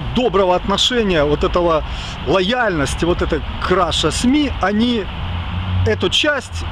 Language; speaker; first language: Russian; non-native, local second language; Ukrainian